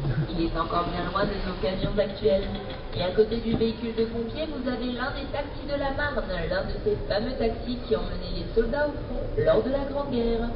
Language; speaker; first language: French; native; French